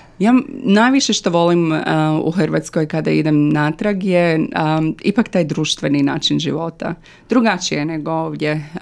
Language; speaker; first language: Croatian; early bilingual, other home language; English